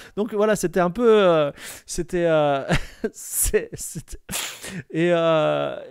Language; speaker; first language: French; native; French